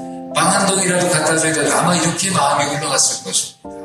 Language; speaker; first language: Korean; native; Korean